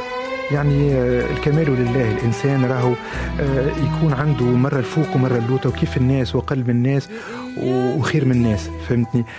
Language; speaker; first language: Arabic; native; Arabic